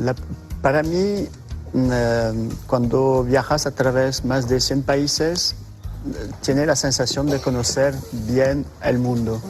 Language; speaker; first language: Spanish; non-native, fluent; French